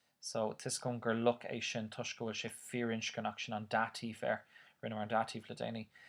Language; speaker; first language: Irish; non-native, local second language; English